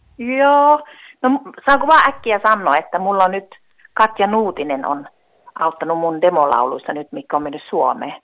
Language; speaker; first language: Finnish; early bilingual, heritage; Finnish